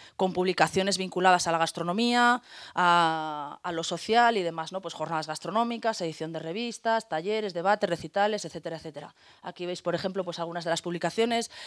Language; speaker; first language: Spanish; native; Spanish